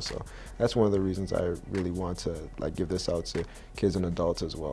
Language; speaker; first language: English; native; English